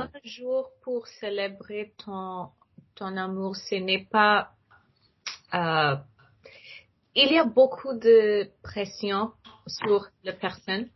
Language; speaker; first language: French; non-native, learner; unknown